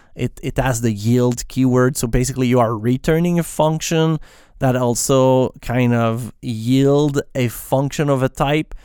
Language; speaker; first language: English; non-native, fluent; French